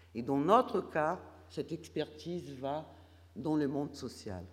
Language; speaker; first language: French; non-native, fluent; Portuguese